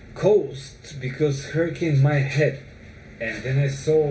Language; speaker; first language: English; non-native, fluent; Serbian